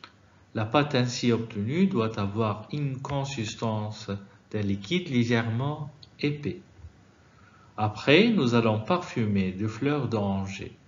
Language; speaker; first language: French; non-native, fluent; Arabic